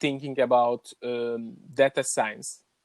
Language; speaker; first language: English; non-native, learner; Turkish